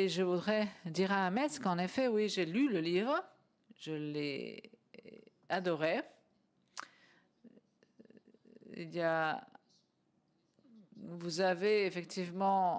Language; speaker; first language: French; non-native, fluent; Spanish